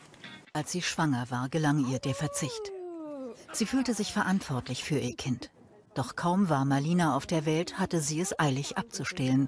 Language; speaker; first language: German; native; German